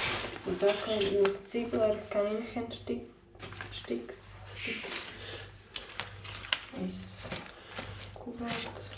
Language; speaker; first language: German; non-native, learner; Slovak